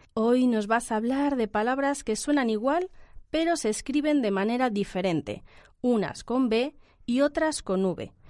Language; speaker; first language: Spanish; native; Spanish